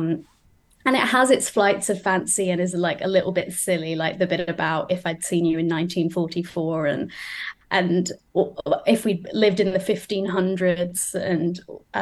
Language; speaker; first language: English; native; English